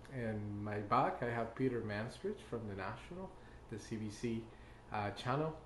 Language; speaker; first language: English; non-native, fluent; Spanish